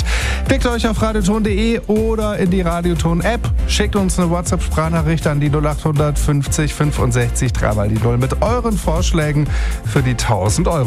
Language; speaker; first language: German; native; German